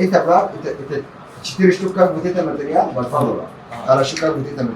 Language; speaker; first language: Russian; non-native, learner; Arabic